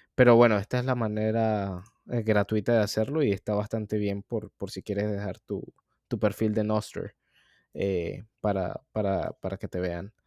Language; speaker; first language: Spanish; native; Spanish